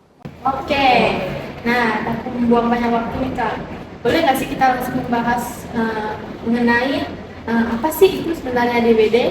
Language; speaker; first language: Indonesian; native; Indonesian